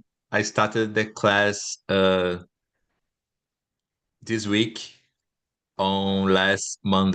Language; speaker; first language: English; non-native, learner; Portuguese